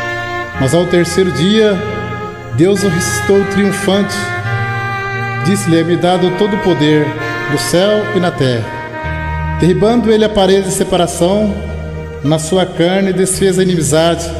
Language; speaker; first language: Portuguese; native; Portuguese